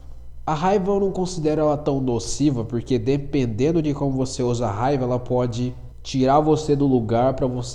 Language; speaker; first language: Portuguese; native; Portuguese